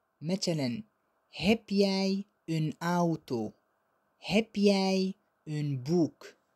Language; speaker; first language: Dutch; non-native, fluent; Arabic